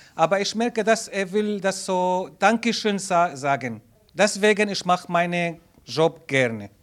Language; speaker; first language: German; non-native, learner; Arabic